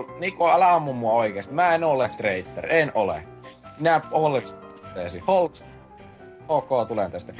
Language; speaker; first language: Finnish; native; Finnish